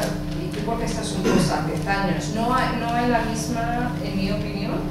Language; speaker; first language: Spanish; early bilingual, heritage; English